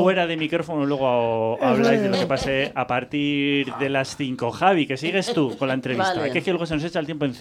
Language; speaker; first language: Spanish; native; Spanish